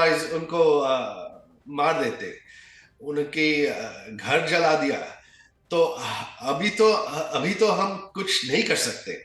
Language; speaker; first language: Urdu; non-native, fluent; Bangla